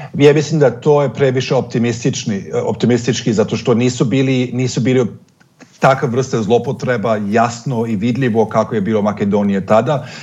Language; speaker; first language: Serbian; non-native, fluent; German